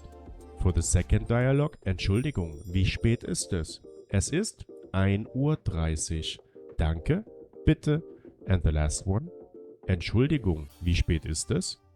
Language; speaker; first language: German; non-native, fluent; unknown